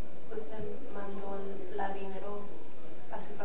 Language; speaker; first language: Spanish; early bilingual, heritage; Spanish